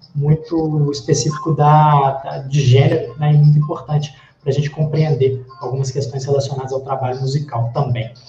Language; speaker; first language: Portuguese; native; Portuguese